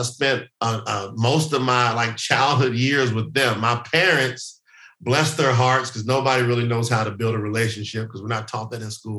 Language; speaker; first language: English; native; English